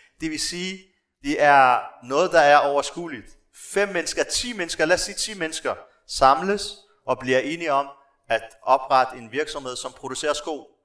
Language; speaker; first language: Danish; non-native, local second language; Arabic